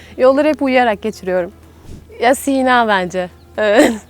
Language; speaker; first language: Turkish; native; Turkish